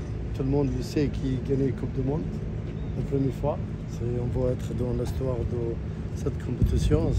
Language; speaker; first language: French; non-native, learner; Arabic